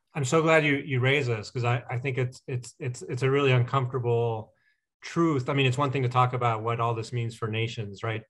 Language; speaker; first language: English; non-native, fluent; Spanish